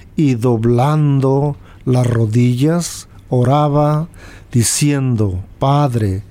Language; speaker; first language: Spanish; native; Spanish